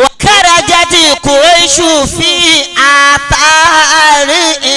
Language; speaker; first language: Arabic; non-native, fluent; Yoruba